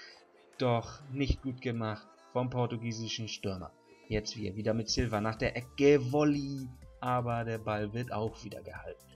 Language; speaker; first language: German; native; German